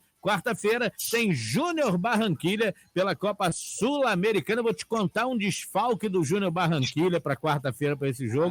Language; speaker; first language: Portuguese; native; Portuguese